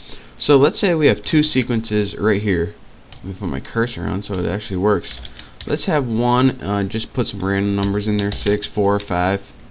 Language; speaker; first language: English; native; English